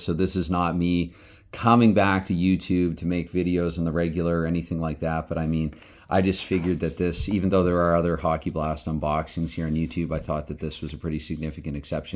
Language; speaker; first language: English; native; English